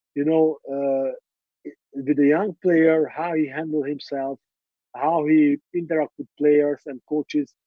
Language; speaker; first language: English; non-native, fluent; Hungarian